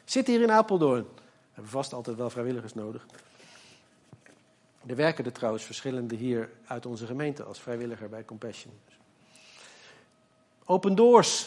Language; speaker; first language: Dutch; native; Dutch